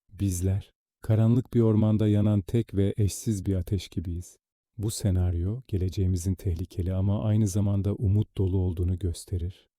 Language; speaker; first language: Turkish; native; Turkish